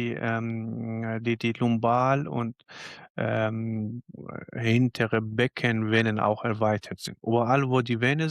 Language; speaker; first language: German; non-native, fluent; Arabic